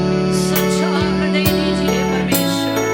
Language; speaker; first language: Hindi; non-native, local second language; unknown